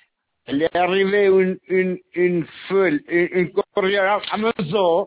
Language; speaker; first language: French; non-native, learner; Albanian